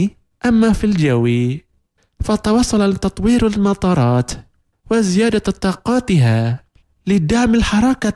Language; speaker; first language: Arabic; non-native, fluent; Indonesian